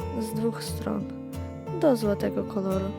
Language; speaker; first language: Polish; non-native, fluent; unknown